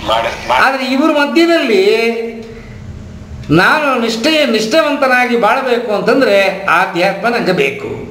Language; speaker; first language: Kannada; native; Kannada